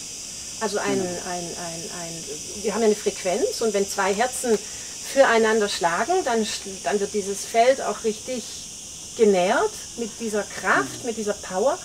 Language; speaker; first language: German; native; German